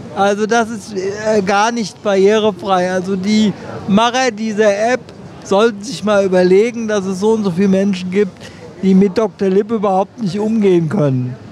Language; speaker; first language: German; native; German